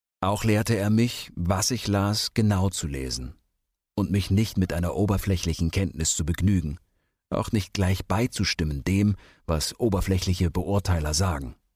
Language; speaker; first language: German; native; German